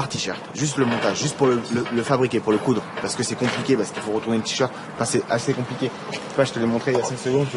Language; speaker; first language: French; native; French